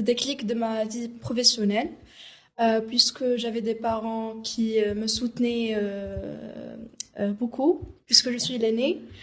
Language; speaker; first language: French; non-native, local second language; Arabic